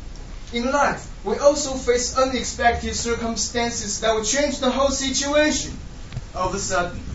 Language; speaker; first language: English; non-native, fluent; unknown